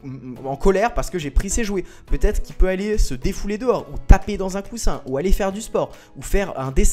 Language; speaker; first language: French; native; French